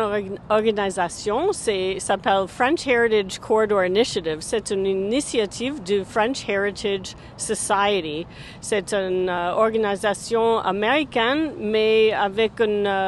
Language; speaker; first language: French; non-native, fluent; English